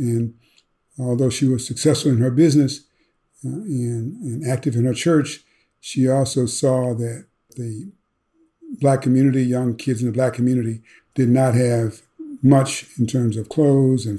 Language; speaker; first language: English; native; English